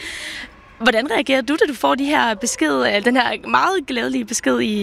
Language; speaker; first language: Danish; native; Danish